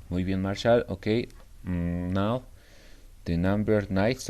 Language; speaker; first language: English; non-native, learner; Spanish